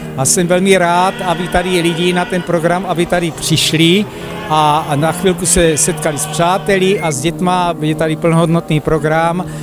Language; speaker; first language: Czech; native; Czech